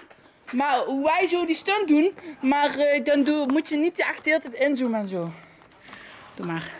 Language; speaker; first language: Dutch; native; Dutch